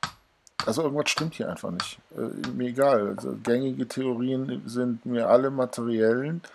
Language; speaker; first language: German; native; German